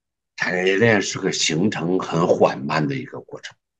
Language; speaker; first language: Chinese; native; Chinese